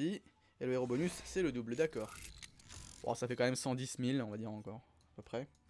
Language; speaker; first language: French; native; French